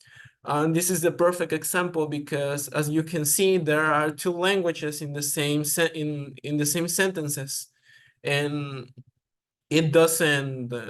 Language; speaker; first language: English; non-native, learner; Spanish